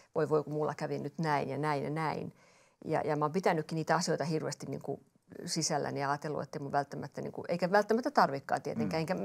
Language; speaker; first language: Finnish; native; Finnish